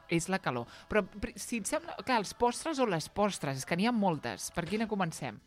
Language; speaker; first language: Catalan; native; Catalan